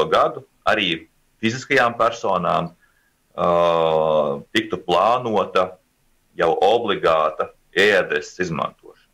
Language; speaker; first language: Latvian; native; Latvian